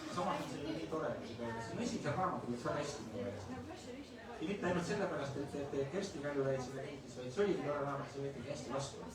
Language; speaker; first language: Estonian; native; Estonian